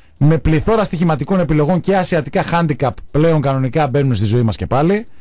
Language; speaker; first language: Greek; native; Greek